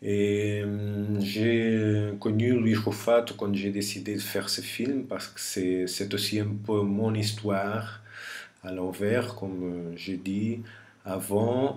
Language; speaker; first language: French; non-native, fluent; Portuguese